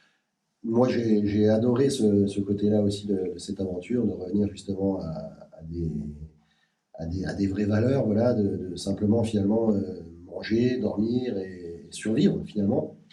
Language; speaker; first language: French; native; French